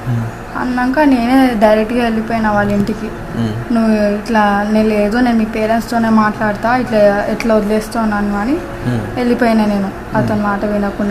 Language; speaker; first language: Telugu; native; Telugu